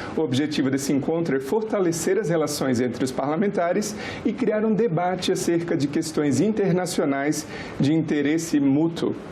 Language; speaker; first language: Portuguese; native; Portuguese